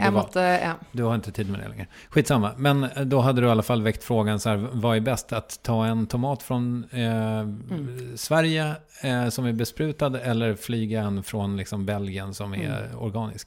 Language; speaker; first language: Swedish; native; Swedish